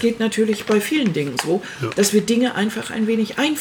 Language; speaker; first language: German; native; German